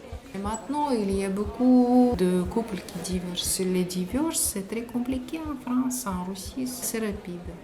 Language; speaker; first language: French; non-native, learner; Russian